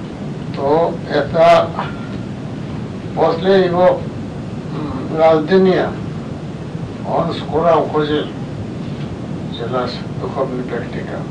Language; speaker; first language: Russian; non-native, learner; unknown